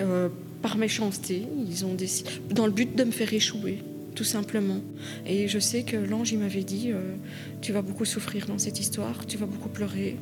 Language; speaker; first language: French; native; French